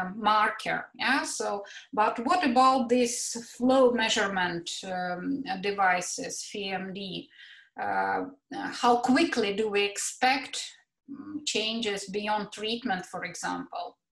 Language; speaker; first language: English; non-native, fluent; Latvian